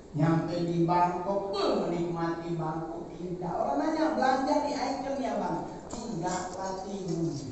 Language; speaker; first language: Indonesian; native; Indonesian